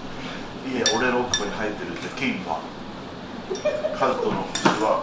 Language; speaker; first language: Japanese; native; Japanese